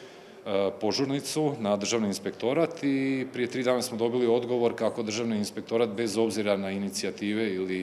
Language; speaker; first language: Croatian; native; Croatian